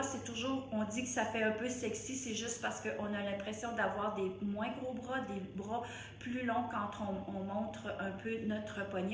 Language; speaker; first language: French; native; French